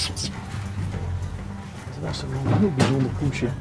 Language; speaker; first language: Dutch; native; Dutch